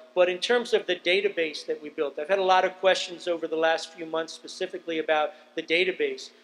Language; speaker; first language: English; native; English